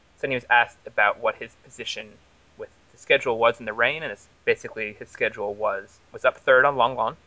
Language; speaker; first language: English; native; English